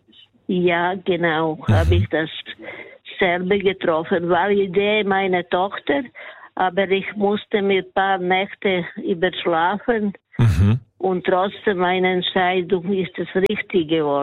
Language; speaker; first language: German; non-native, learner; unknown